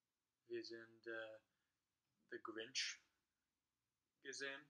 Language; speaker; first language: German; non-native, learner; English